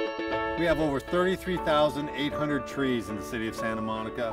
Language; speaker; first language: English; native; English